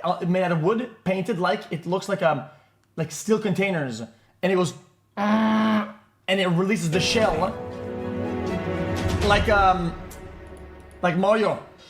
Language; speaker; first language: English; non-native, local second language; French